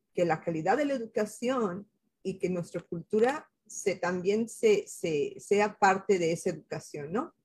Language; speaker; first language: Spanish; native; Spanish